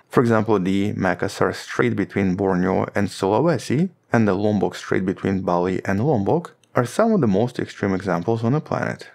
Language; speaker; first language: English; non-native, fluent; Russian